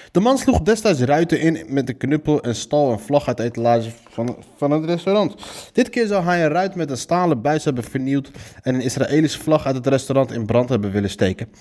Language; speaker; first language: Dutch; early bilingual, other home language; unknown